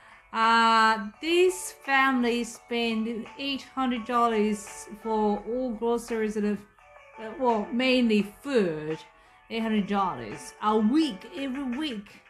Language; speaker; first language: English; non-native, fluent; Japanese